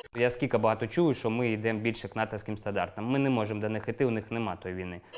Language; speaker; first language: Ukrainian; non-native, local second language; Russian